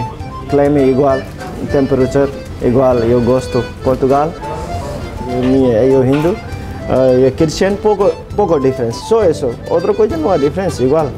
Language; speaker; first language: Portuguese; non-native, learner; Nepali